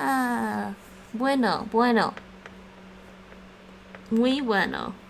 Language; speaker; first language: Spanish; non-native, learner; English